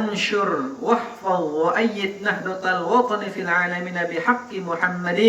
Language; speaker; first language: Arabic; non-native, fluent; Indonesian